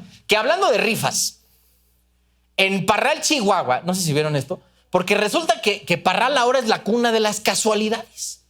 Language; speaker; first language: Spanish; native; Spanish